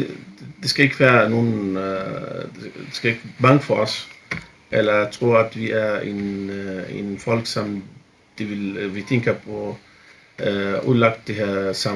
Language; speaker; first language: Danish; non-native, fluent; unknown